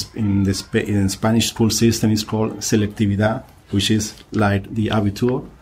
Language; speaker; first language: English; non-native, fluent; Spanish